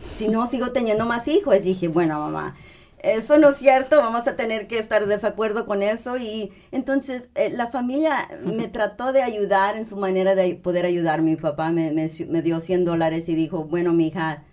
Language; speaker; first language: Spanish; early bilingual, heritage; Spanish